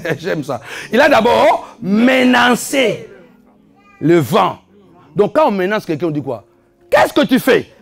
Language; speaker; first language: French; non-native, fluent; Lingala